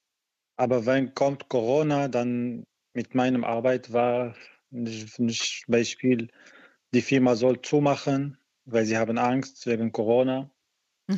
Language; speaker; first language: German; non-native, learner; Arabic